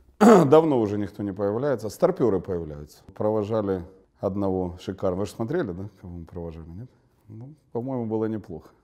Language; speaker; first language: Russian; native; Russian